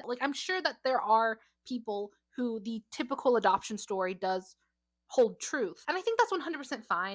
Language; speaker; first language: English; native; English